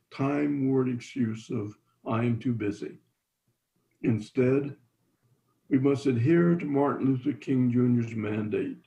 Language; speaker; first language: English; native; English